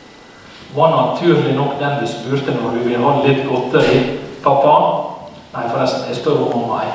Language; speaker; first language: Norwegian; native; Norwegian